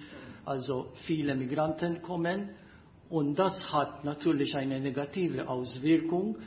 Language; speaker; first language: German; non-native, fluent; Maltese